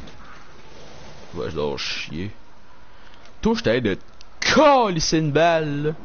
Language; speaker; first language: French; native; French